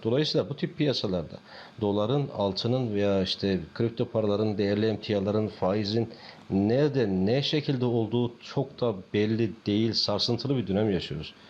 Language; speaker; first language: Turkish; native; Turkish